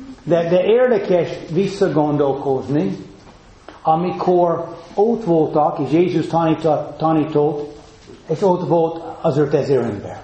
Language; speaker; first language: Hungarian; non-native, fluent; English